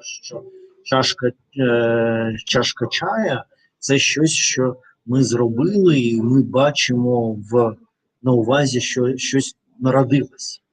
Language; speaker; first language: Ukrainian; non-native, learner; Russian